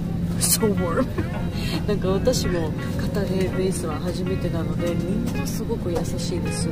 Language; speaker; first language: Japanese; non-native, learner; Georgian